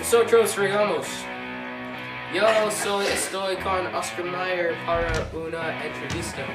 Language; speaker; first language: Spanish; non-native, learner; English